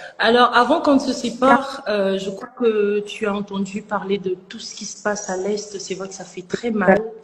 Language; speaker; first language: French; non-native, local second language; Lingala